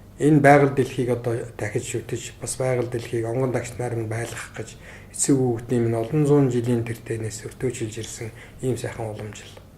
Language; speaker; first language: Mongolian; native; Mongolian